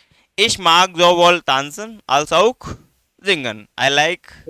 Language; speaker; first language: German; non-native, fluent; Hindi